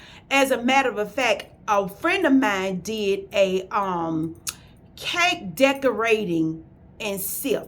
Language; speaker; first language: English; native; English